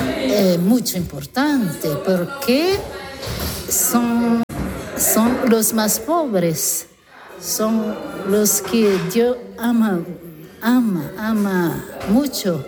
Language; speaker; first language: Spanish; non-native, learner; Portuguese